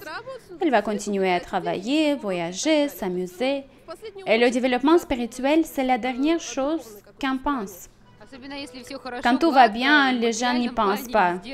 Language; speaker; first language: French; non-native, fluent; Russian